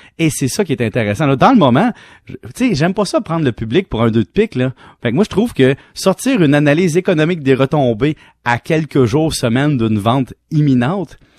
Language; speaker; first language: French; native; French